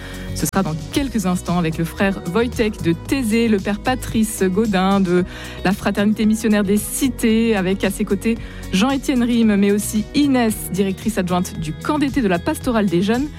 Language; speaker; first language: French; native; French